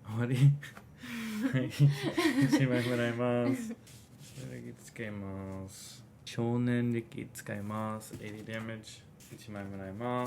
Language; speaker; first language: Japanese; non-native, fluent; English